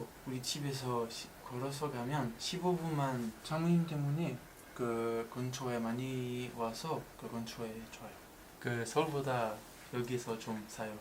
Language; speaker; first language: Korean; non-native, learner; French